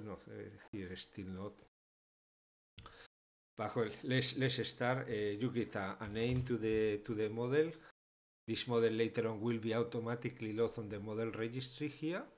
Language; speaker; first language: English; non-native, fluent; Spanish